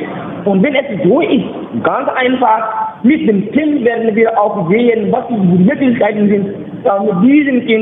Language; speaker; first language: German; non-native, learner; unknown